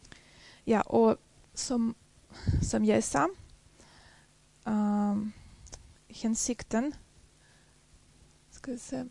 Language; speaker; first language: Norwegian; non-native, fluent; Russian